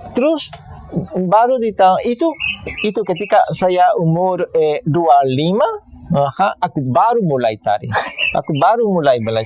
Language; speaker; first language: Indonesian; non-native, fluent; Spanish